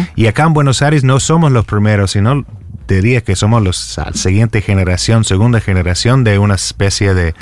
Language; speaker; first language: Spanish; non-native, fluent; English